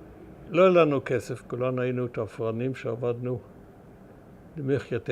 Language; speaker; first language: Hebrew; early bilingual, other home language; German